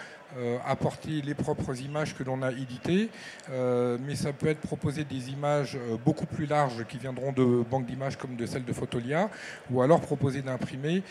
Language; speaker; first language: French; native; French